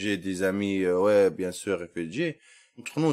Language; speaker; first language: French; non-native, learner; Arabic